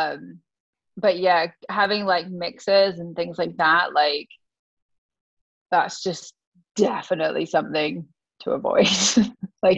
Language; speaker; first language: English; native; English